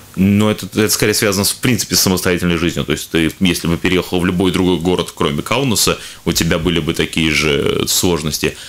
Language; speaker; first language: Russian; native; Russian